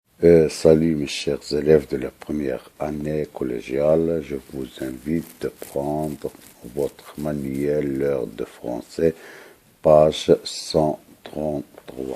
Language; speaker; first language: French; non-native, local second language; Arabic